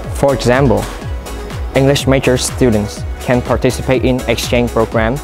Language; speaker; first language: English; non-native, fluent; Vietnamese